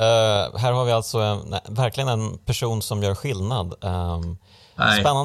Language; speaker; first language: Swedish; native; Swedish